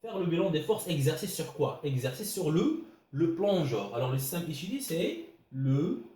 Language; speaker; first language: French; non-native, local second language; Arabic